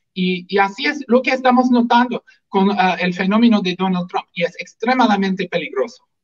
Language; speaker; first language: Spanish; non-native, fluent; English